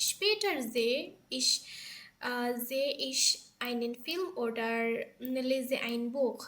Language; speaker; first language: German; non-native, learner; Bangla